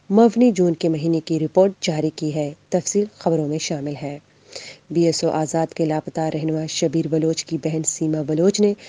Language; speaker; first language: Urdu; non-native, local second language; Baluchi